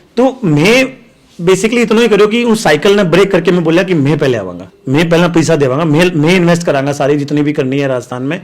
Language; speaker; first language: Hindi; native; Hindi